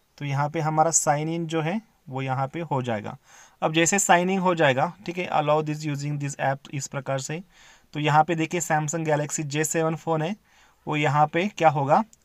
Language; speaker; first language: Hindi; non-native, local second language; Marathi